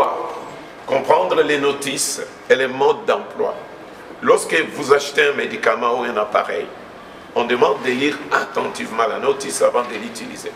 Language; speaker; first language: French; non-native, local second language; Lingala